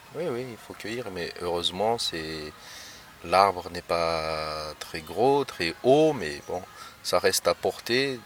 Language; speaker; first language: French; non-native, local second language; Malagasy